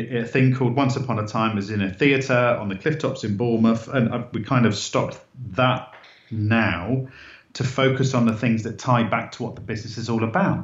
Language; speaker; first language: English; native; English